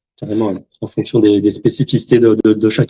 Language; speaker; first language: French; native; French